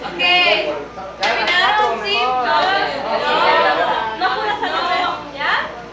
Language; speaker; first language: Spanish; early bilingual, other home language; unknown